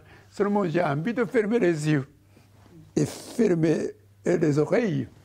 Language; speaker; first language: French; non-native, learner; Japanese